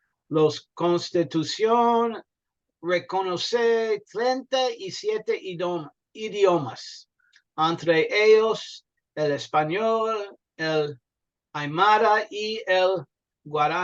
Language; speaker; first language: Spanish; non-native, learner; English